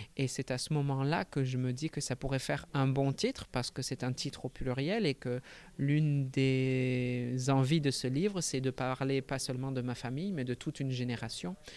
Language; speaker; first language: French; native; French